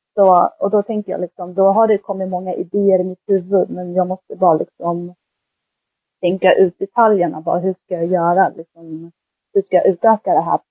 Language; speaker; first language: Swedish; early bilingual, other home language; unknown